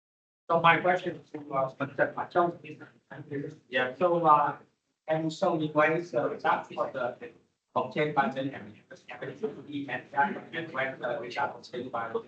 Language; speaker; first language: English; non-native, learner; Vietnamese